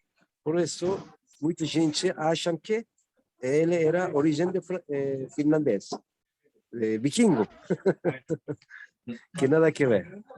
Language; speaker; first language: Portuguese; non-native, learner; Turkish